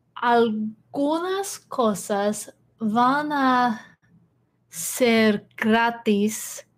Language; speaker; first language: Spanish; non-native, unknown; English